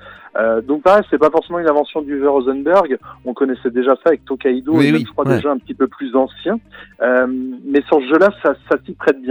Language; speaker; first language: French; native; French